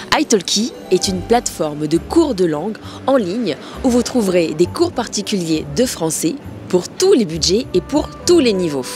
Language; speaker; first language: French; native; French